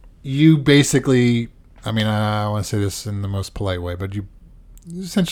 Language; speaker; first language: English; native; English